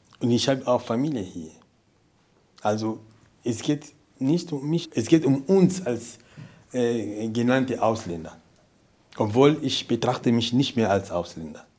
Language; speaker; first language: German; non-native, fluent; Portuguese